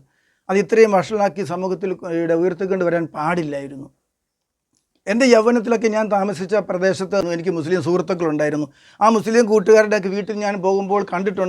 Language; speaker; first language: Malayalam; native; Malayalam